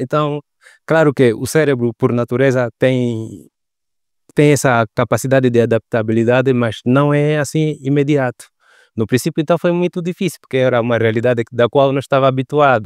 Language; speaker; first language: Portuguese; native; Portuguese